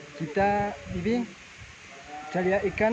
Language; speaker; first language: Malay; non-native, fluent; French